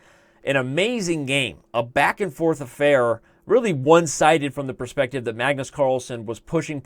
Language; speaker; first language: English; native; English